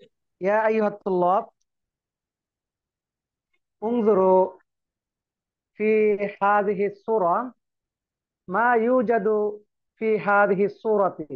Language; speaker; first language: Arabic; non-native, learner; Bangla